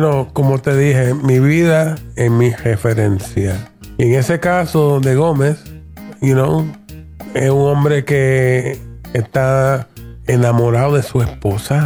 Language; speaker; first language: Spanish; early bilingual, heritage; English